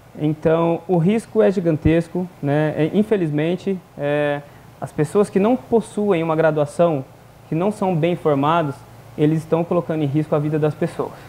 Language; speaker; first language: Portuguese; native; Portuguese